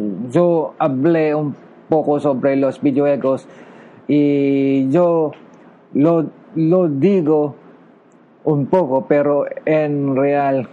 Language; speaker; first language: Spanish; non-native, learner; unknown